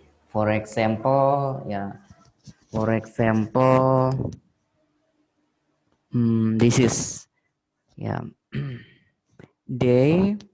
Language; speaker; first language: English; non-native, fluent; Indonesian